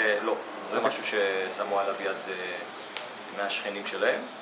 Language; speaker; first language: Hebrew; non-native, local second language; Adyghe